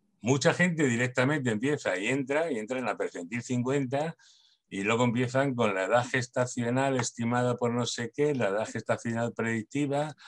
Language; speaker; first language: Spanish; native; Spanish